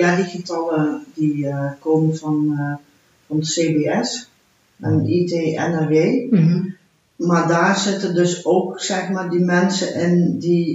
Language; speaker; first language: Dutch; early bilingual, heritage; Dutch